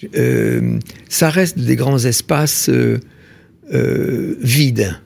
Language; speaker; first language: French; native; French